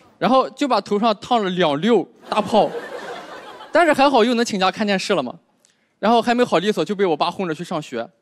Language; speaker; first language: Chinese; native; Chinese